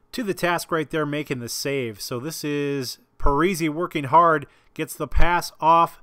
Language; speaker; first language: English; native; English